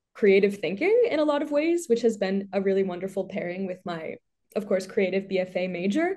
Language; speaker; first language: English; native; English